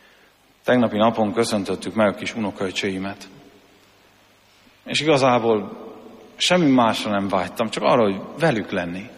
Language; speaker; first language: Hungarian; native; Hungarian